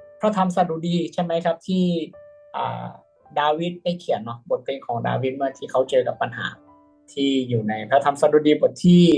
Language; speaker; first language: Thai; native; Thai